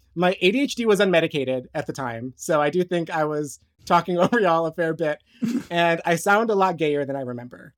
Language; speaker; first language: English; early bilingual, other home language; Romanian